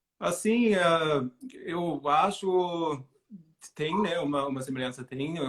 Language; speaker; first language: Portuguese; non-native, fluent; German